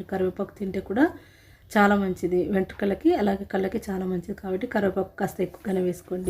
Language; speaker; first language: Telugu; native; Telugu